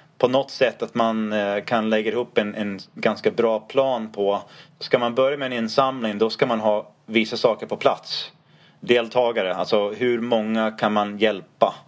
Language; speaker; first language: Swedish; non-native, fluent; English